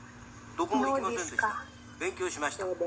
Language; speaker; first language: Japanese; non-native, learner; Filipino